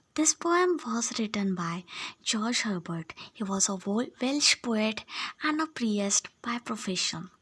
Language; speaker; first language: English; non-native, local second language; Marathi